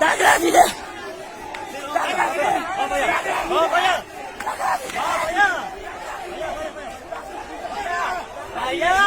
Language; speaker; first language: Portuguese; non-native, learner; Haitian Creole